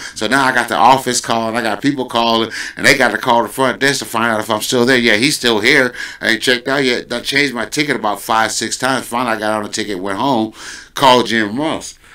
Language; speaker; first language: English; native; English